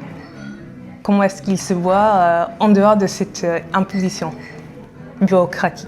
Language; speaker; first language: French; non-native, fluent; English